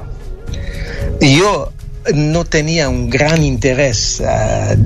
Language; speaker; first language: Spanish; non-native, fluent; French